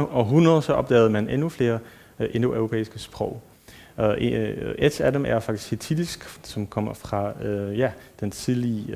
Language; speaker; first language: Danish; non-native, fluent; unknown